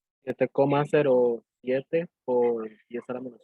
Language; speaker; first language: Spanish; native; Spanish